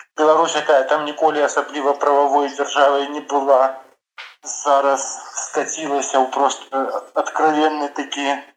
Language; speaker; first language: Belarusian; non-native, local second language; Russian